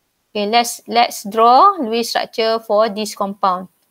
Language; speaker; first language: English; non-native, local second language; Malay